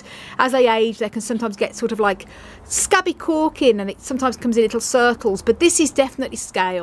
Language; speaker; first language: English; native; English